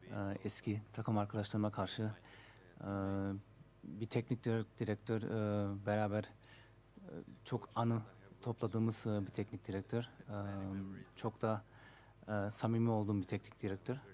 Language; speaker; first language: Turkish; early bilingual, heritage; Turkish